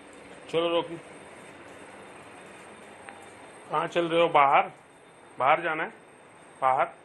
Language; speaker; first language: Hindi; native; Hindi